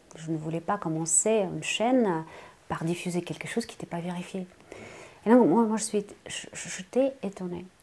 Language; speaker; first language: French; non-native, fluent; Russian